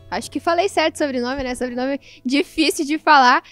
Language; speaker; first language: Portuguese; native; Portuguese